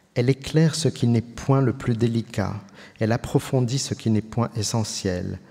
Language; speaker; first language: French; native; French